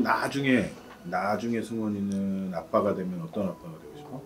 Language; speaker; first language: Korean; native; Korean